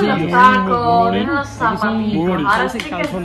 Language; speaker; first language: Spanish; native; Spanish